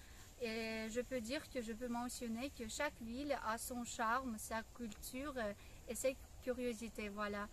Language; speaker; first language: French; non-native, fluent; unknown